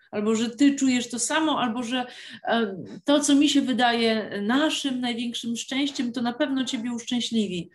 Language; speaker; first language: Polish; native; Polish